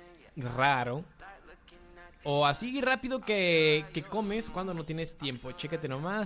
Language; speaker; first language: Spanish; native; Spanish